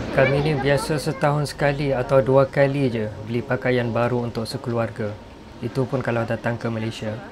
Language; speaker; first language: Malay; non-native, fluent; Western Cham